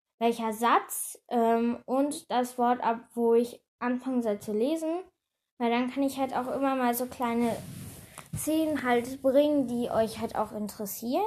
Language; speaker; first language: German; native; German